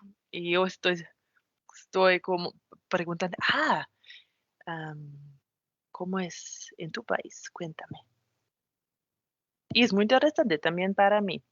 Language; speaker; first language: Spanish; non-native, fluent; German